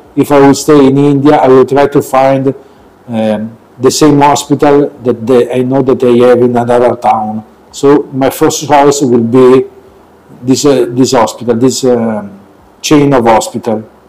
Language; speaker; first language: English; non-native, learner; Italian